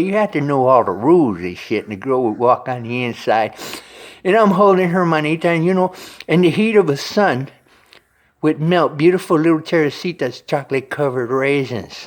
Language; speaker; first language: English; native; English